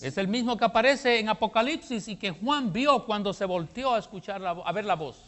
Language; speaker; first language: Spanish; native; Spanish